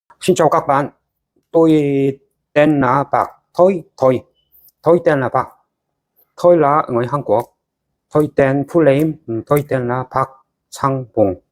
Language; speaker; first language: Vietnamese; non-native, learner; Korean